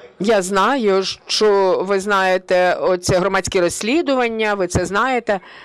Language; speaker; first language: Ukrainian; early bilingual, heritage; Ukrainian